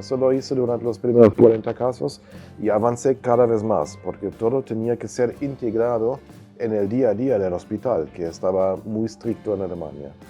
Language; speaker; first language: Spanish; non-native, fluent; German